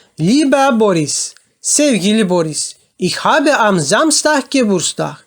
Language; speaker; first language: German; non-native, fluent; Turkish